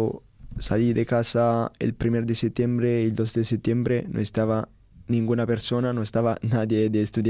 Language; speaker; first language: Spanish; non-native, learner; Italian